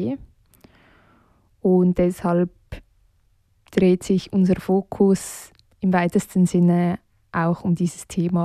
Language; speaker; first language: German; native; German